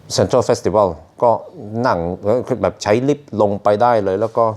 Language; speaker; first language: Thai; non-native, fluent; Norwegian